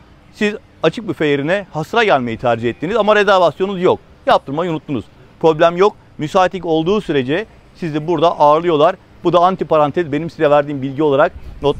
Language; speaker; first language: Turkish; native; Turkish